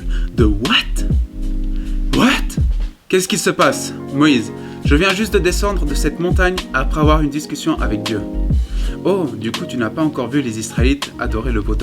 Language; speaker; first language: French; native; French